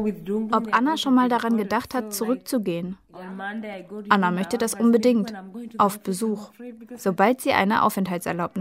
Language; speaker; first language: German; native; German